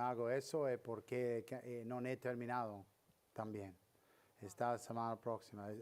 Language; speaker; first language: Spanish; non-native, learner; English